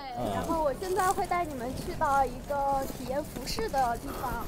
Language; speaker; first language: Chinese; non-native, local second language; Korean